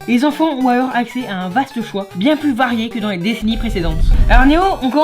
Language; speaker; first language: French; native; French